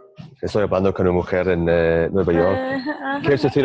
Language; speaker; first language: Spanish; non-native, learner; English